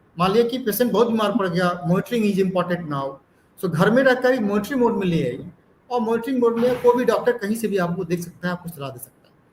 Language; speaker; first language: Hindi; native; Hindi